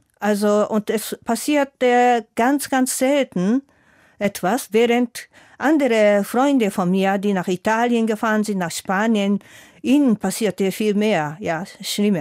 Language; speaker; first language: German; non-native, fluent; Japanese